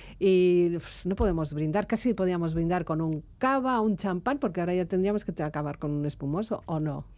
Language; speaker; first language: Spanish; native; Spanish